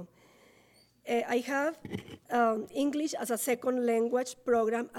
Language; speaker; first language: English; non-native, learner; Spanish